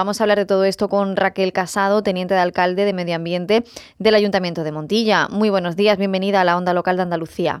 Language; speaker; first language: Spanish; native; Spanish